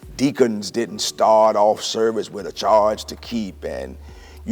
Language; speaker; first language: English; native; English